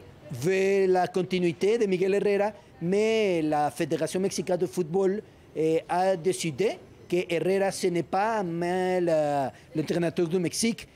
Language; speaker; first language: French; non-native, learner; Spanish